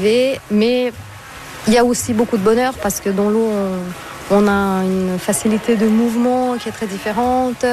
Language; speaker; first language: French; non-native, fluent; Portuguese